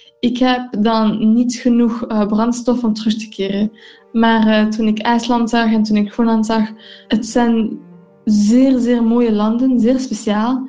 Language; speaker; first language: Dutch; non-native, local second language; English